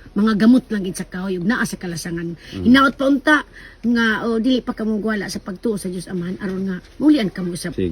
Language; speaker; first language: Cebuano; non-native, local second language; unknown